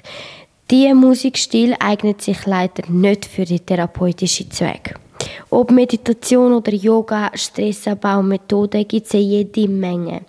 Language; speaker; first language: German; non-native, learner; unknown